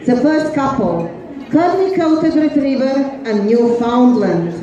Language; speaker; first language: English; non-native, learner; Latvian